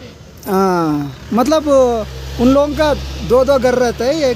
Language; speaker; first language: Hindi; non-native, local second language; Kannada